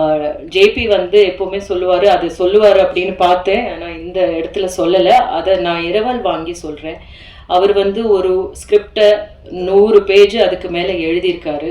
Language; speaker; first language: Tamil; native; Tamil